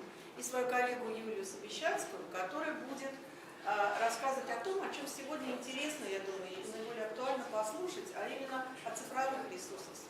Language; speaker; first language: Russian; native; Russian